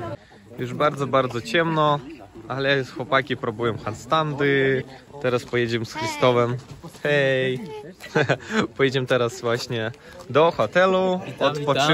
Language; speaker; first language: Polish; non-native, learner; Ukrainian